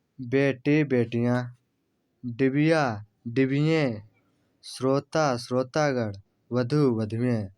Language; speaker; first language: Hindi; native; Hindi